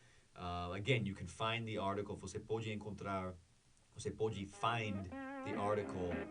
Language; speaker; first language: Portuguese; non-native, learner; English